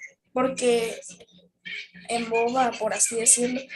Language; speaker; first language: Spanish; native; Spanish